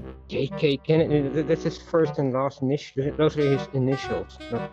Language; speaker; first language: English; non-native, fluent; Dutch